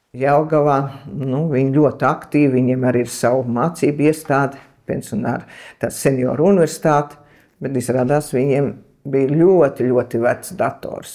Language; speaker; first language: Latvian; native; Latvian